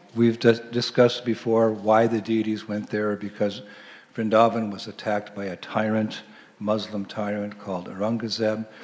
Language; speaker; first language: English; native; English